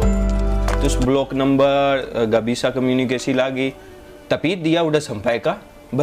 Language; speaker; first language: Indonesian; non-native, fluent; Hindi